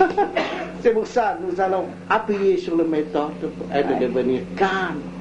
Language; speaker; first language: French; non-native, local second language; Vietnamese